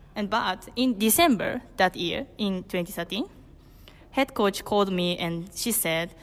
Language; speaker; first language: English; non-native, learner; Japanese